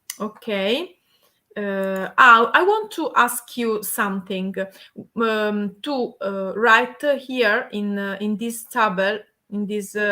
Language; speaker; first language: English; non-native, learner; Italian